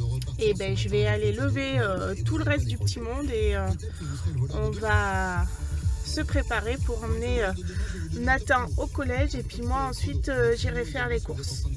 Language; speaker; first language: French; native; French